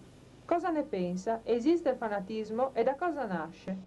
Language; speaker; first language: Italian; native; Italian